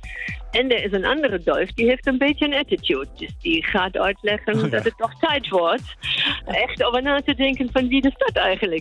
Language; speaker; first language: Dutch; non-native, fluent; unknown